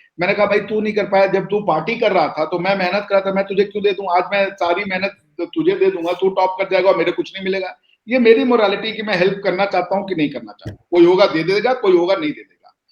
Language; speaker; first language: Hindi; native; Hindi